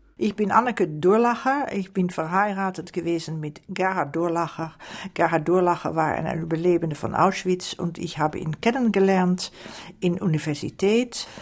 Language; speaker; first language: German; non-native, learner; Dutch